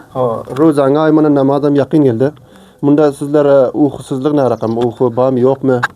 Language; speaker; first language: Uzbek; native; Uzbek